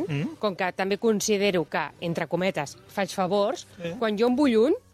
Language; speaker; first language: Catalan; native; Catalan